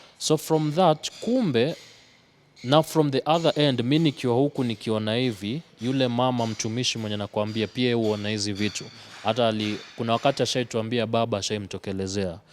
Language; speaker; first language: Swahili; native; Swahili